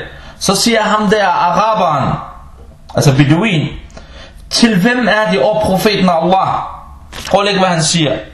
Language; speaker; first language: Danish; non-native, fluent; Arabic